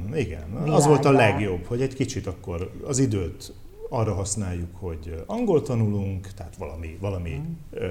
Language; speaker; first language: Hungarian; native; Hungarian